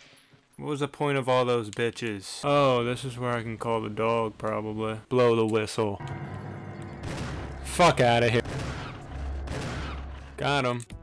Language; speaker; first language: English; native; English